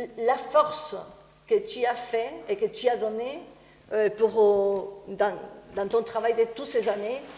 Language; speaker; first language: French; non-native, fluent; Spanish